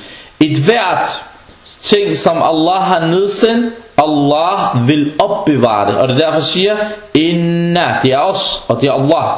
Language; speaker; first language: Danish; non-native, fluent; Arabic